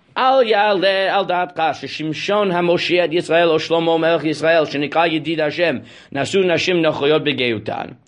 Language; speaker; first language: Hebrew; non-native, fluent; English